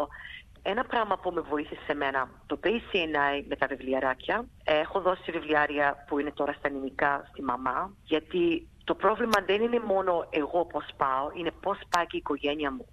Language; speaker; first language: Greek; early bilingual, heritage; Greek